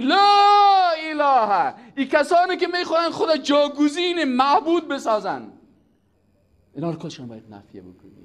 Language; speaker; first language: Persian; native; Persian